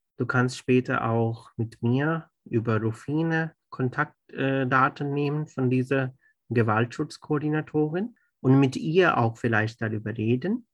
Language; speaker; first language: German; non-native, fluent; Urdu